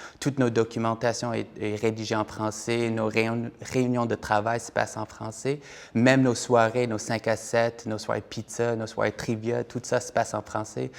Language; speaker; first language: French; non-native, fluent; English